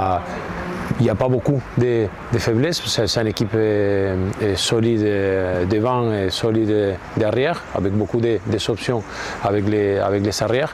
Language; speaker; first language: French; non-native, fluent; Spanish